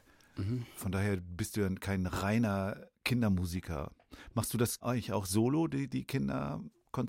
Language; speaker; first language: German; native; German